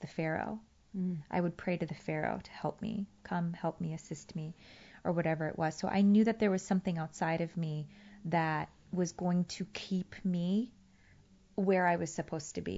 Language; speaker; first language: English; early bilingual, other home language; Persian